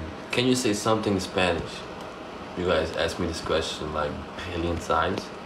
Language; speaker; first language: English; non-native, fluent; Slovak